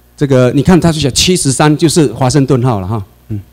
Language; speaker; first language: Chinese; native; Chinese